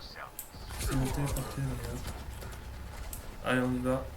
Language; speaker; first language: French; native; French